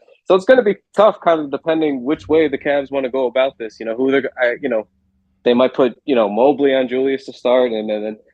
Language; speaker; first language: English; native; English